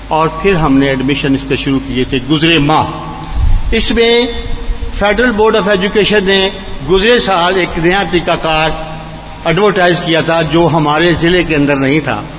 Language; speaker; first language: Urdu; native; Urdu